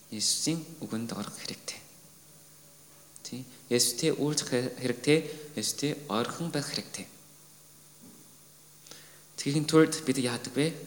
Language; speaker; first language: Mongolian; non-native, fluent; Korean